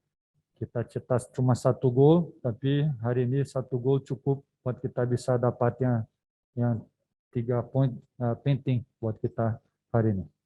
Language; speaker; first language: Indonesian; non-native, fluent; Dutch